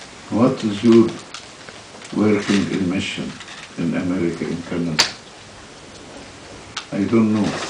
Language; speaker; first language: English; non-native, fluent; Arabic